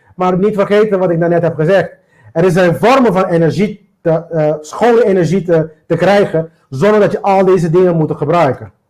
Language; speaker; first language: Dutch; non-native, local second language; Papiamento